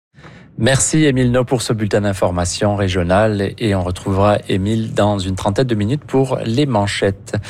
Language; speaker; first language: French; native; French